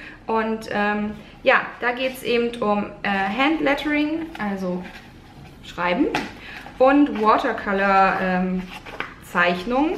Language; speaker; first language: German; native; German